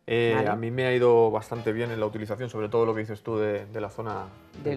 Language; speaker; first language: Spanish; native; Spanish